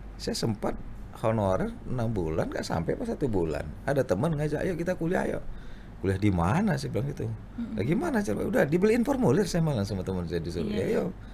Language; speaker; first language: Indonesian; non-native, local second language; Minangkabau